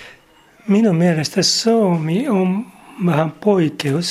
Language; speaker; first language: Finnish; non-native, learner; Japanese